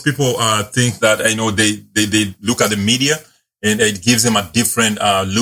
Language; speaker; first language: English; non-native, local second language; Luo (Kenya and Tanzania)